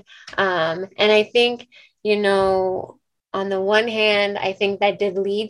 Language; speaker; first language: English; native; English